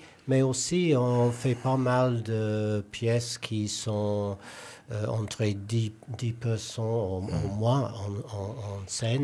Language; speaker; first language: French; non-native, learner; English